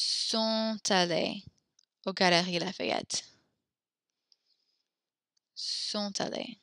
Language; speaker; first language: French; non-native, learner; English